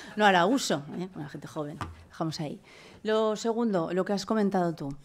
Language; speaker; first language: Spanish; non-native, local second language; Catalan